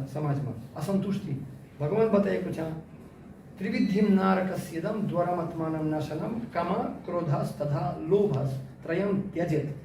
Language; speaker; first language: Nepali; non-native, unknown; Russian